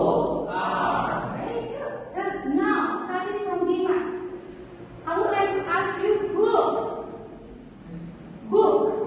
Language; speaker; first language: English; non-native, learner; Indonesian